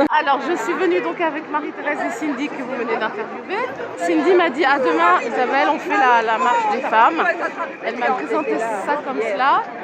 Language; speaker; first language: French; native; French